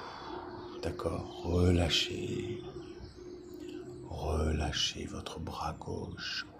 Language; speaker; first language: French; native; French